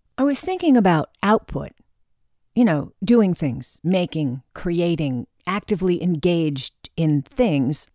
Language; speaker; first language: English; native; English